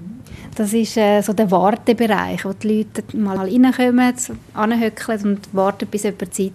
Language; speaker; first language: German; native; German